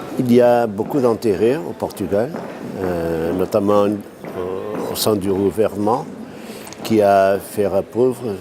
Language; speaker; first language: French; non-native, fluent; Portuguese